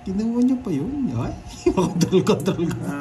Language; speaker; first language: Filipino; native; Filipino